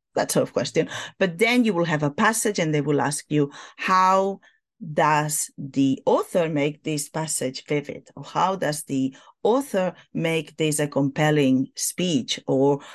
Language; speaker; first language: English; non-native, fluent; Catalan